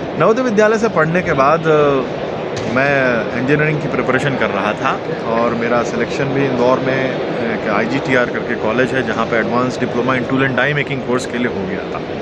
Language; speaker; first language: Hindi; native; Hindi